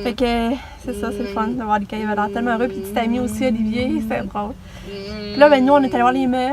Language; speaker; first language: French; native; French